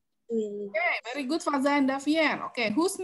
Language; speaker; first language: English; non-native, fluent; Indonesian